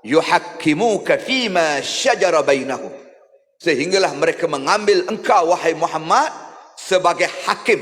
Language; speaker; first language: Malay; native; Malay